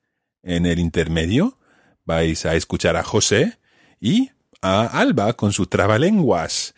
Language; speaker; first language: Spanish; non-native, fluent; English